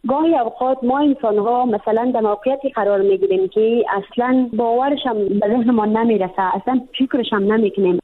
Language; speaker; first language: Persian; native; Persian